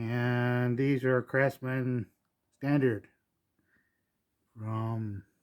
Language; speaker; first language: English; native; English